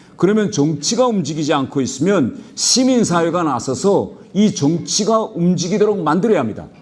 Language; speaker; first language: Korean; native; Korean